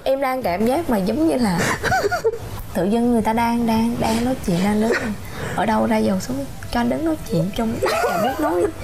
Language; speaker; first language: Vietnamese; native; Vietnamese